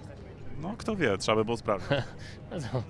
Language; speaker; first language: Polish; native; Polish